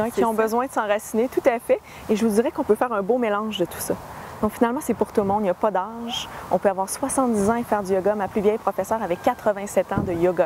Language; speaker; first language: French; native; French